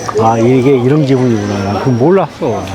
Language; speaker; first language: Korean; native; Korean